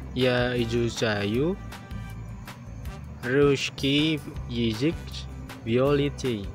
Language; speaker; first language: Russian; non-native, learner; Indonesian